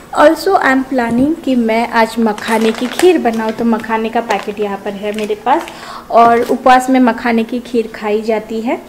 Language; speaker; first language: Hindi; non-native, local second language; Marathi